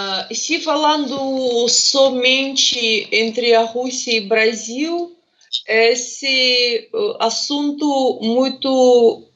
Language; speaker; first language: Portuguese; non-native, fluent; Russian